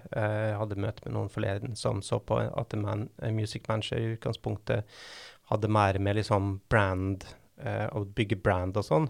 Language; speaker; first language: Norwegian; native; Norwegian